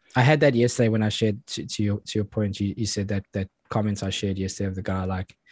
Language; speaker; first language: English; native; English